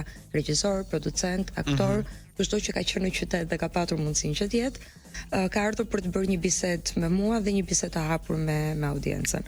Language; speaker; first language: Albanian; native; Albanian